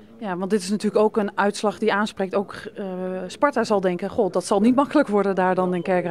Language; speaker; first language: Dutch; native; Dutch